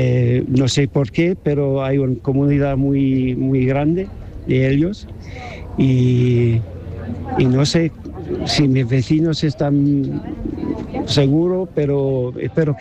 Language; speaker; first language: Spanish; non-native, learner; English